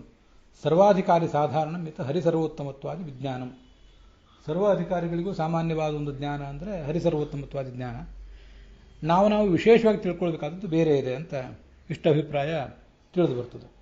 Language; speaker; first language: Kannada; native; Kannada